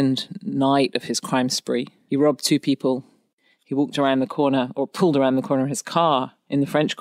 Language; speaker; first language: English; native; English